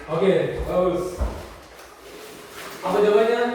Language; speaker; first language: Indonesian; native; Indonesian